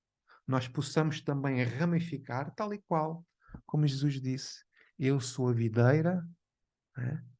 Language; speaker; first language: Portuguese; native; Portuguese